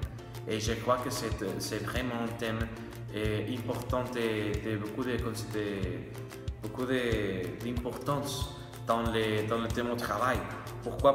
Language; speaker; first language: French; non-native, learner; Spanish